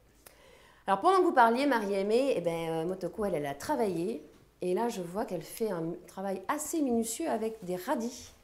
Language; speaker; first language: French; native; French